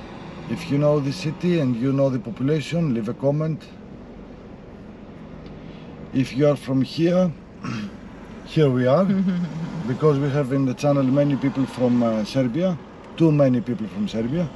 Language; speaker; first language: English; non-native, learner; Greek